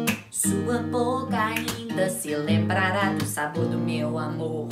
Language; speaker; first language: Portuguese; non-native, learner; English